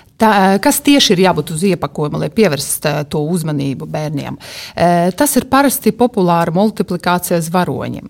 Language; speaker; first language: Latvian; non-native, local second language; Russian